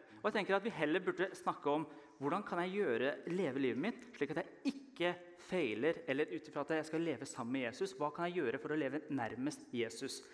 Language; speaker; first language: Norwegian; early bilingual, other home language; Persian